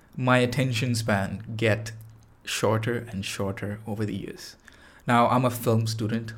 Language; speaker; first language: English; non-native, local second language; Tamil